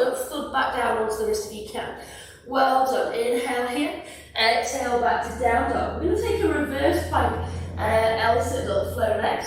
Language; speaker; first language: English; native; English